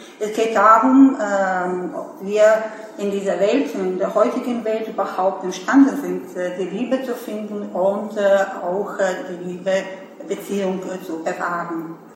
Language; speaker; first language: German; non-native, fluent; Serbian